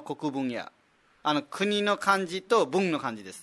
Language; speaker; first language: Japanese; non-native, fluent; Nepali